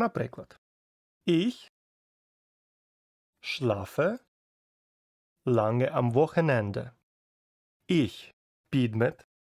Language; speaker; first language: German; non-native, fluent; Ukrainian